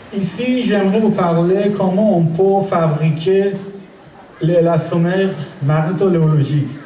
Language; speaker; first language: French; non-native, learner; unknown